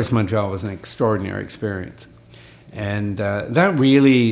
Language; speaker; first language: English; native; English